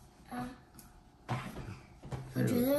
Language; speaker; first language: Chinese; early bilingual, heritage; Chinese